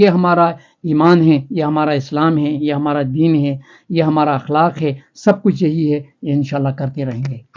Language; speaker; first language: Urdu; non-native, local second language; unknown